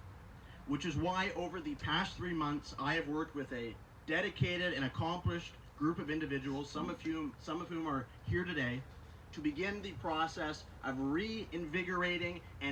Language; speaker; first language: English; native; English